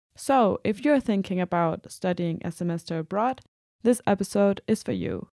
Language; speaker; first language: English; non-native, fluent; Danish